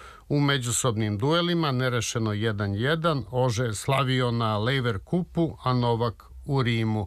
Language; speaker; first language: Serbian; native; Serbian